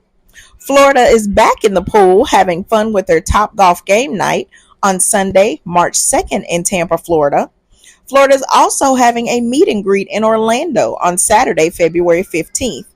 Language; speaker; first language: English; native; English